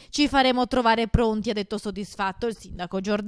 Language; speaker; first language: Italian; native; Italian